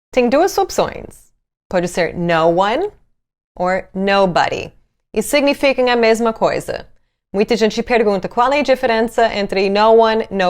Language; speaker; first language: Portuguese; non-native, fluent; English